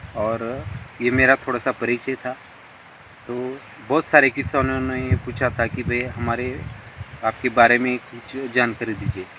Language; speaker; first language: Hindi; non-native, local second language; Marathi